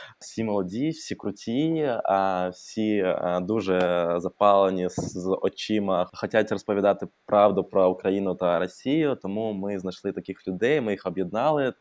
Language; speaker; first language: Ukrainian; non-native, local second language; Russian